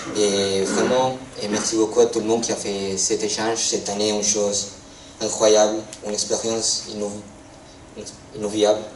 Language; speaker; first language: French; non-native, fluent; Spanish